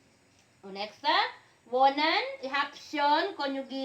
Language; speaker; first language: German; non-native, learner; Indonesian